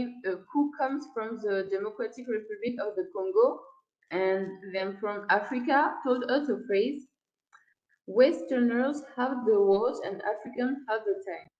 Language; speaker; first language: English; non-native, learner; French